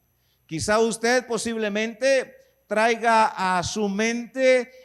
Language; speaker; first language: Spanish; native; Spanish